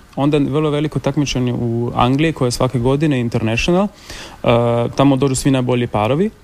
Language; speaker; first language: Serbian; early bilingual, heritage; Slovenian